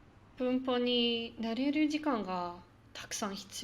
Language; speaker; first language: Japanese; non-native, fluent; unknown